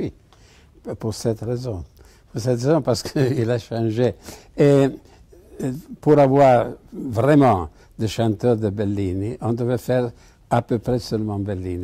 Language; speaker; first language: French; non-native, fluent; Italian